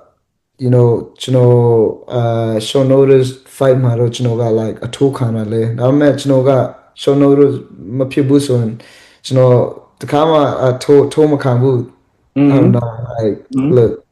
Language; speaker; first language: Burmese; early bilingual, heritage; Burmese